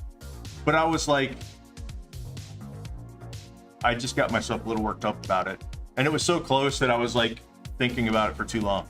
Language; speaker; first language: English; native; English